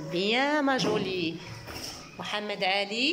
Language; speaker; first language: French; non-native, local second language; Arabic